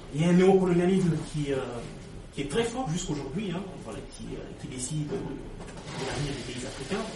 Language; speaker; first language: French; non-native, local second language; Lingala